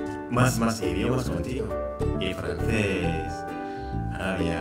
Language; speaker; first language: Spanish; non-native, learner; Indonesian